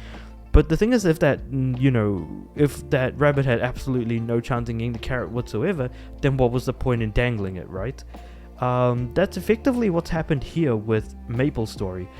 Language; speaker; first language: English; native; English